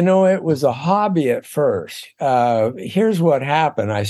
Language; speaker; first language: English; native; English